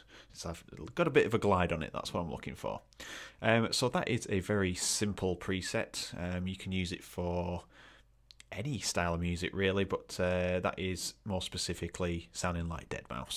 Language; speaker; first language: English; native; English